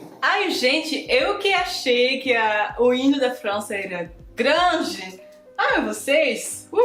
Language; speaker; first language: Portuguese; non-native, fluent; French